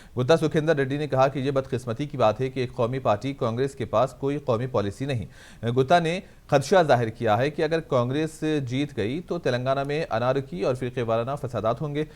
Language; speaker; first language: Hindi; non-native, local second language; Urdu